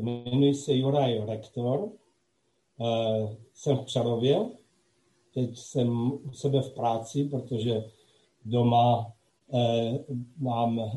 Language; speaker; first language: Czech; non-native, local second language; Slovak